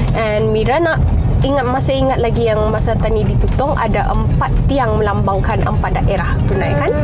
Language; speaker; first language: Malay; native; Malay